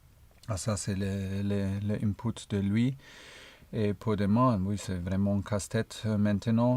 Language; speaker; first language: French; non-native, fluent; German